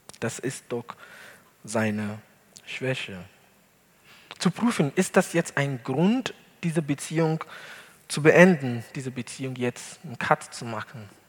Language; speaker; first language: German; non-native, fluent; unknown